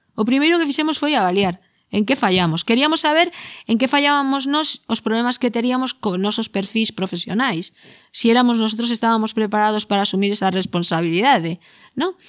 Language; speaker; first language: Galician; native; Galician